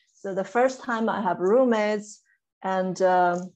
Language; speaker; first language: English; non-native, fluent; Chinese